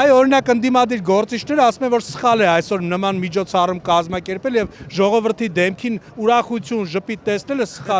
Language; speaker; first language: Armenian; native; Armenian